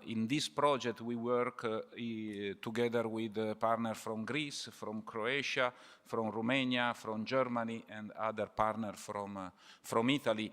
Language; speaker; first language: English; non-native, fluent; Italian